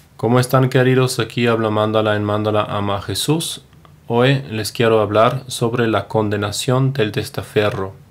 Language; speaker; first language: Spanish; non-native, fluent; German